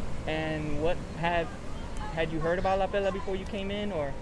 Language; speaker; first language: English; native; English